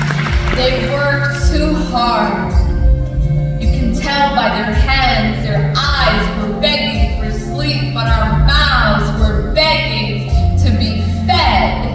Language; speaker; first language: English; early bilingual, other home language; Punjabi